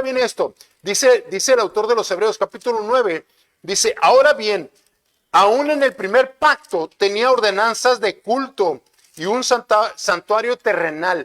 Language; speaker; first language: Spanish; native; Spanish